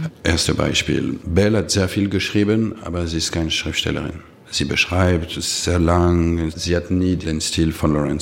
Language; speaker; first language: German; non-native, fluent; French